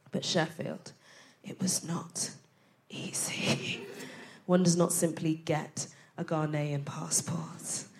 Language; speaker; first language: English; early bilingual, other home language; Akan